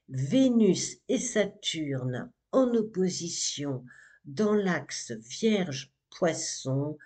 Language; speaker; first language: French; native; French